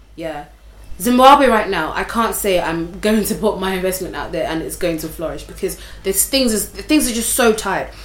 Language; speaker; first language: English; native; English